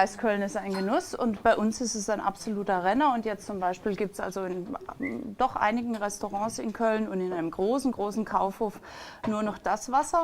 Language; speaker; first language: German; native; German